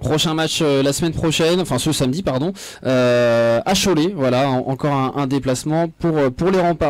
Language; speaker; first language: French; native; French